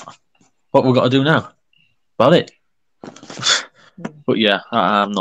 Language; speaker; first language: English; native; English